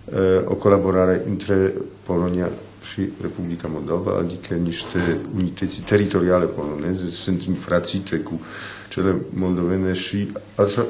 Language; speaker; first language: Romanian; non-native, fluent; Polish